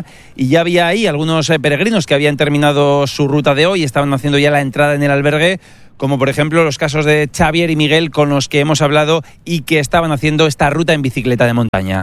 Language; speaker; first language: Spanish; native; Spanish